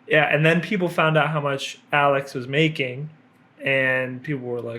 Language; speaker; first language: English; native; English